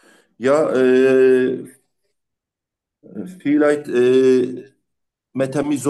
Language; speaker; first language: German; non-native, learner; Turkish